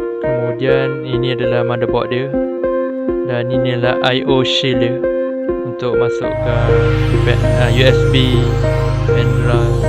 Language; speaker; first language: Malay; native; Malay